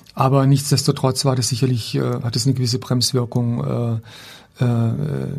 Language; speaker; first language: German; native; German